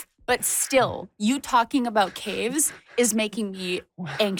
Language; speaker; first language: English; native; English